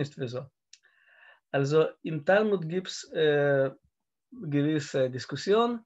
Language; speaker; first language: German; non-native, learner; Russian